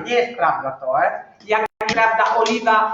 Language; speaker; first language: Polish; non-native, learner; Italian